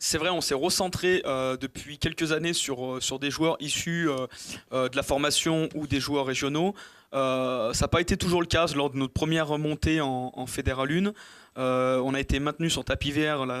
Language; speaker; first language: French; native; French